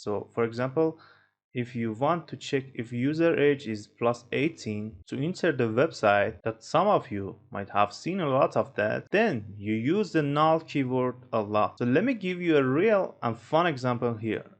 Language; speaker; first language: English; non-native, fluent; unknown